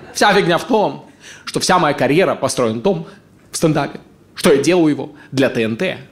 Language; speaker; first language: Russian; native; Russian